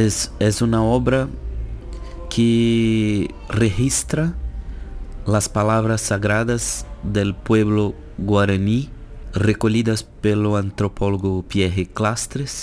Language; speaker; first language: Spanish; non-native, fluent; Portuguese